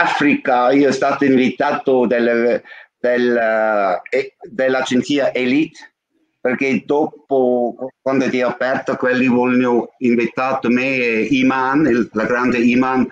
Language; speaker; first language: Italian; non-native, learner; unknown